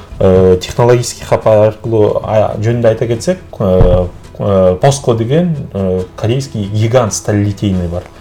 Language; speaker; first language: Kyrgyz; native; Kyrgyz